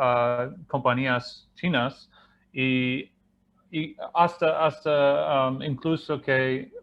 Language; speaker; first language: Spanish; non-native, fluent; English